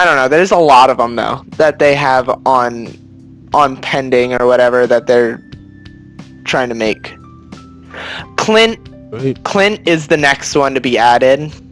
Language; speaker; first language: English; native; English